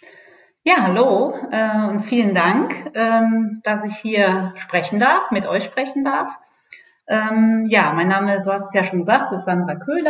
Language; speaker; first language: German; native; German